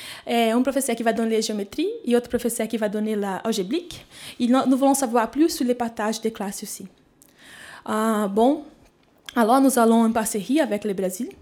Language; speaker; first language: French; non-native, fluent; Portuguese